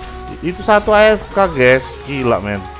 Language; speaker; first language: Indonesian; native; Indonesian